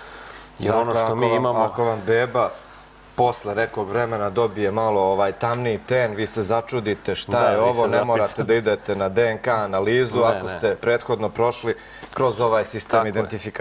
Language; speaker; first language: Croatian; native; Croatian